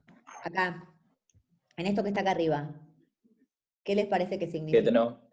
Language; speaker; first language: Spanish; native; Spanish